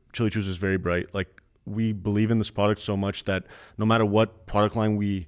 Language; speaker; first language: English; native; English